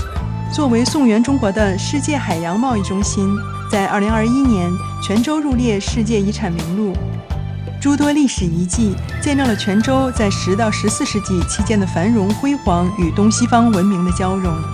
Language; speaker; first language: Chinese; native; Chinese